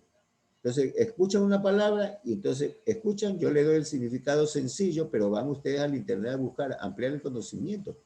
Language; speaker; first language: Spanish; native; Spanish